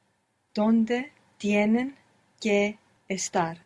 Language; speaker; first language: Spanish; non-native, learner; English